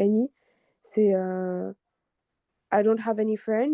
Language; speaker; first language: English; non-native, fluent; French